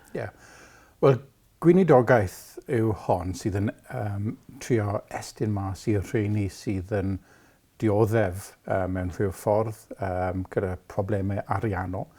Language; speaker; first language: Welsh; non-native, local second language; English